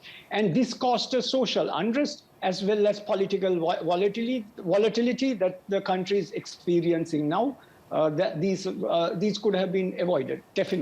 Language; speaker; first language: English; non-native, local second language; Sinhala